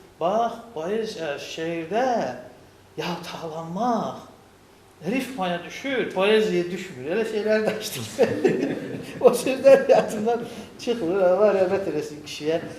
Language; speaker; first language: Azerbaijani; non-native, local second language; Lezghian